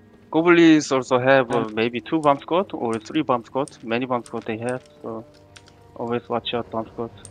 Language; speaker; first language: English; non-native, learner; Korean